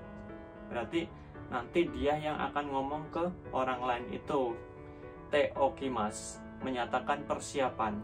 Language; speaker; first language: Indonesian; native; Indonesian